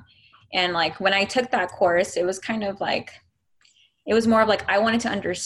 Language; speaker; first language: English; native; English